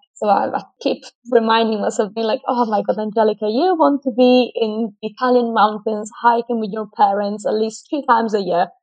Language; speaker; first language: English; non-native, fluent; Italian